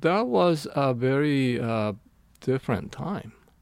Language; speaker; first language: English; non-native, fluent; Japanese